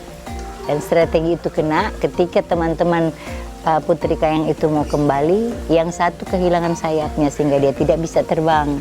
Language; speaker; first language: Indonesian; native; Indonesian